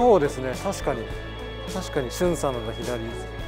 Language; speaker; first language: Japanese; native; Japanese